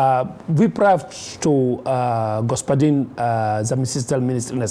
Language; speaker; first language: Russian; non-native, learner; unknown